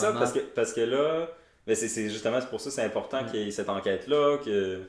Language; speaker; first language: French; native; French